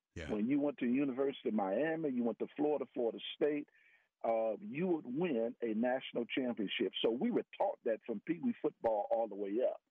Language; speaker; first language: English; native; English